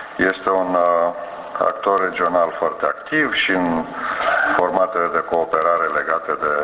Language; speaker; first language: Romanian; native; Romanian